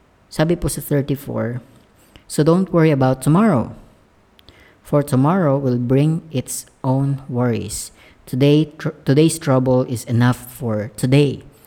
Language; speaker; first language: English; non-native, local second language; Filipino